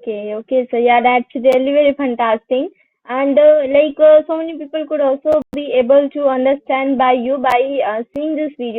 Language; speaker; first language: English; non-native, learner; Hindi